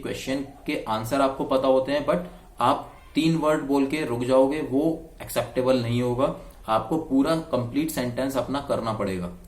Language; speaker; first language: Hindi; native; Hindi